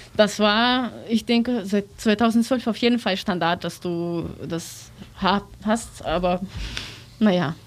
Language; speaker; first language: German; non-native, learner; Russian